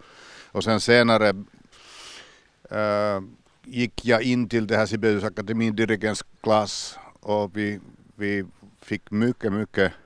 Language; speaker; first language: Swedish; non-native, local second language; Finnish